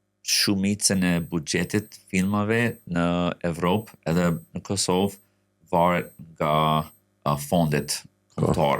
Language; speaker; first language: Albanian; non-native, fluent; English